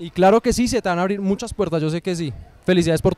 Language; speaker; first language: Spanish; native; Spanish